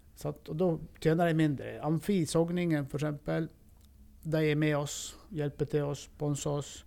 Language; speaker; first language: Norwegian; native; Norwegian